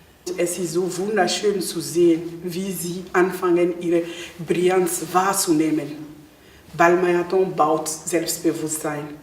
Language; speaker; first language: German; non-native, fluent; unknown